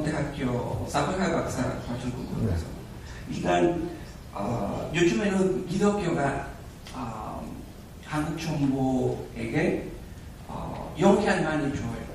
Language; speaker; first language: Korean; non-native, learner; Spanish